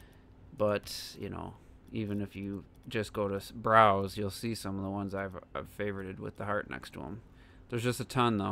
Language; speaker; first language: English; native; English